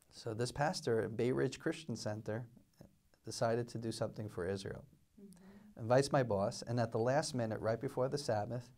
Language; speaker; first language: English; native; English